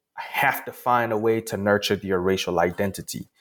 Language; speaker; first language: English; non-native, local second language; Akan